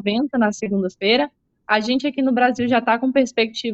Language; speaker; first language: Portuguese; native; Portuguese